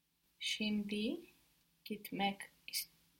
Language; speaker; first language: Turkish; non-native, learner; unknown